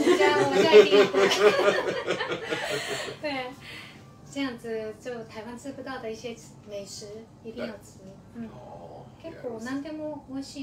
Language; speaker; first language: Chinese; non-native, fluent; Japanese